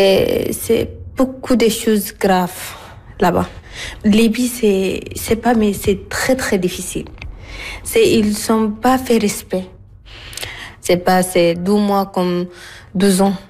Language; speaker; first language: French; non-native, learner; Arabic